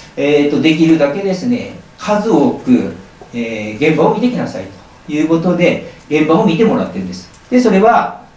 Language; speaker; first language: Japanese; native; Japanese